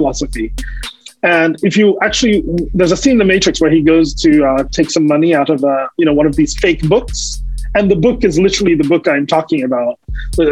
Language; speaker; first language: English; native; English